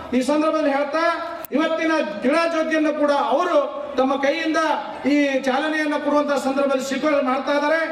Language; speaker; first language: Kannada; non-native, local second language; Lambadi